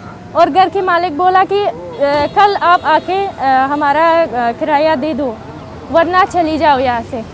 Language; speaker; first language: Hindi; non-native, fluent; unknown